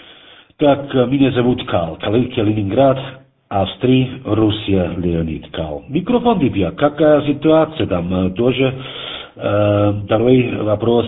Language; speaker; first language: Russian; non-native, learner; German